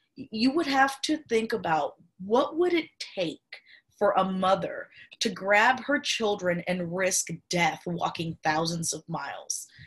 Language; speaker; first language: English; early bilingual, other home language; Spanish